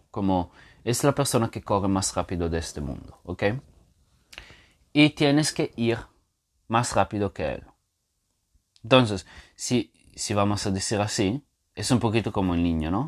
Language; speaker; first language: Spanish; non-native, fluent; Portuguese